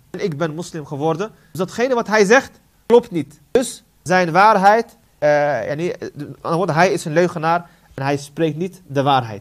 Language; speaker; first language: Dutch; non-native, fluent; Arabic